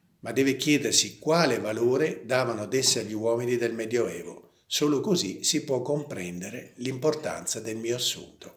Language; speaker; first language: Italian; native; Italian